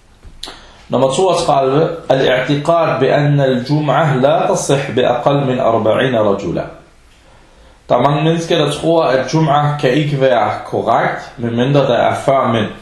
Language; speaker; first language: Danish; non-native, fluent; Arabic